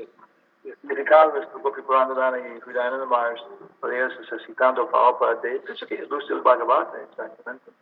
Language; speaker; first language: Spanish; non-native, learner; English